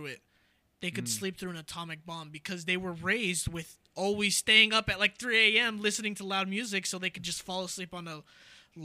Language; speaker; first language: English; native; English